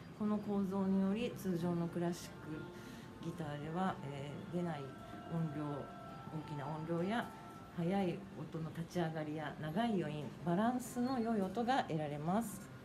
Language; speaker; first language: Japanese; native; Japanese